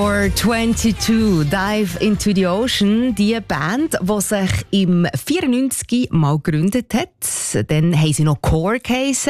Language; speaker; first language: German; native; German